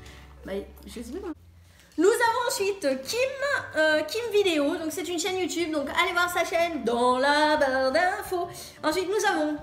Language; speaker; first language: French; native; French